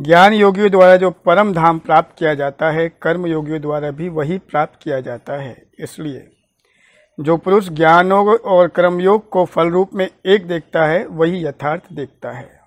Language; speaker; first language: Hindi; native; Hindi